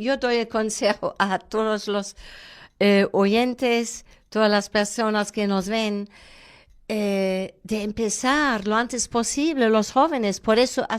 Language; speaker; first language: Spanish; non-native, fluent; German